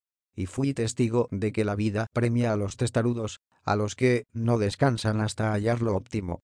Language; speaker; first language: Spanish; native; Spanish